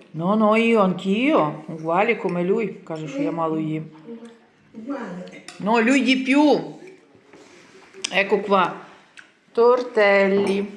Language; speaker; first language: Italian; non-native, learner; Ukrainian